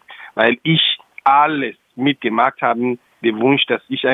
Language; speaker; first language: German; non-native, local second language; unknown